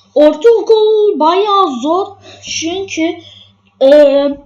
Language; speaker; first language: Turkish; early bilingual, other home language; English